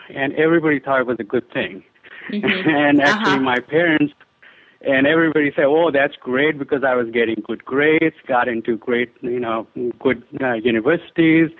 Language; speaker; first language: English; non-native, local second language; Hindi